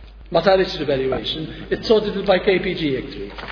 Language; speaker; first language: English; non-native, local second language; Maltese